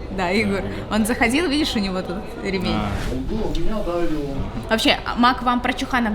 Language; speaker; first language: Russian; native; Russian